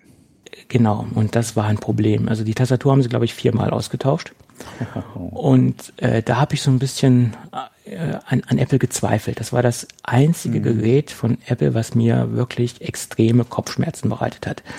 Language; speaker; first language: German; native; German